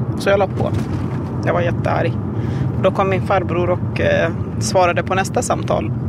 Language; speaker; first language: Swedish; non-native, fluent; Arabic